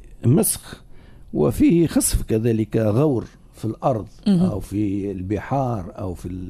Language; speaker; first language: Arabic; native; Arabic